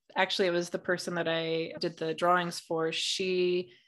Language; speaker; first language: English; native; English